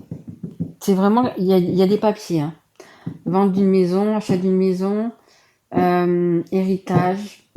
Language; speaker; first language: French; native; French